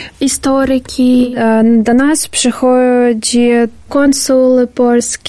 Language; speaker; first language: Polish; non-native, learner; Russian